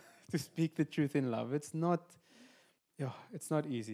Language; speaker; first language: English; non-native, local second language; Afrikaans